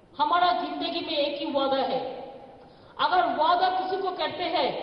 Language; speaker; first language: Hindi; non-native, local second language; Bangla